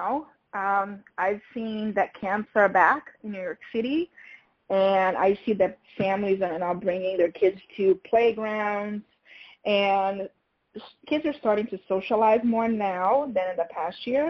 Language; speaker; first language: English; non-native, fluent; Portuguese